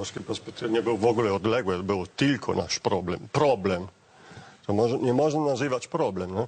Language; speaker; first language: Polish; non-native, learner; Italian